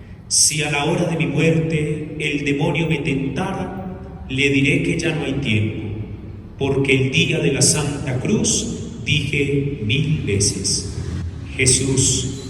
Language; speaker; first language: Spanish; native; Spanish